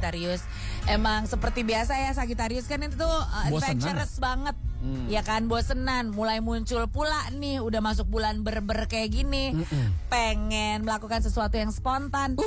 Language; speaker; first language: Indonesian; native; Indonesian